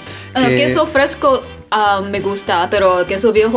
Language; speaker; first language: Spanish; non-native, fluent; Chinese